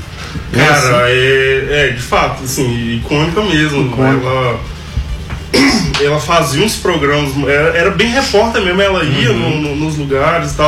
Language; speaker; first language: Portuguese; native; Portuguese